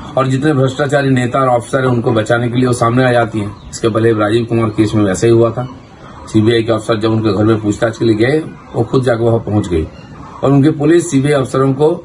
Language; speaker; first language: Hindi; non-native, local second language; Bangla